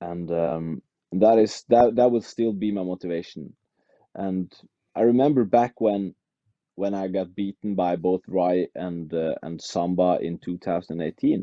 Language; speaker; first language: English; non-native, fluent; Norwegian